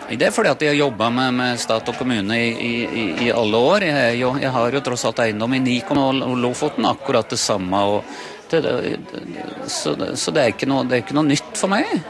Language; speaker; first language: Norwegian; native; Norwegian